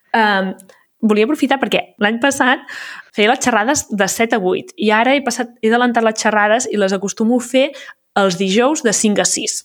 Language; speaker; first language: Catalan; native; Catalan